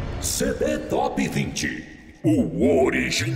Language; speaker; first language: Portuguese; native; Portuguese